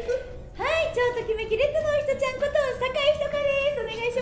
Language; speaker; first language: Japanese; native; Japanese